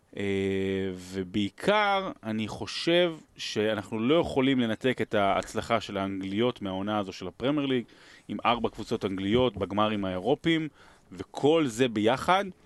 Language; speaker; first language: Hebrew; native; Hebrew